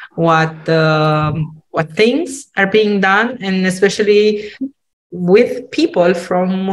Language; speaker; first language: English; non-native, fluent; Romanian